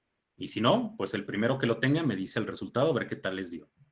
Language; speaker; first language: Spanish; native; Spanish